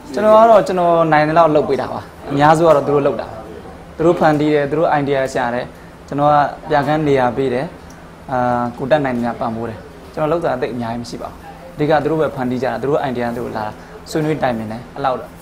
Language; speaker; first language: Burmese; native; Burmese